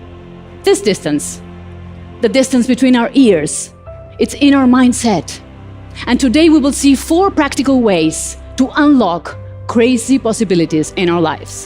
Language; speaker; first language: English; non-native, fluent; Spanish